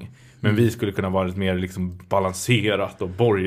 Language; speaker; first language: Swedish; native; Swedish